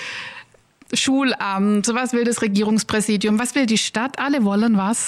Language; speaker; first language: German; native; German